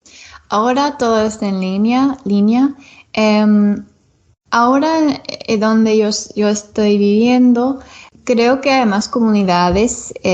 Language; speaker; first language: Spanish; non-native, learner; English